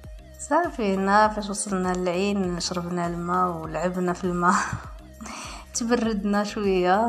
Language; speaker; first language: Arabic; native; Arabic